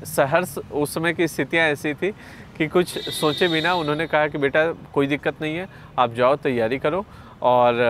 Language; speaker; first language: Hindi; native; Hindi